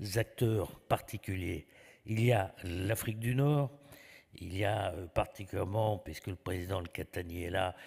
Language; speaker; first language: French; native; French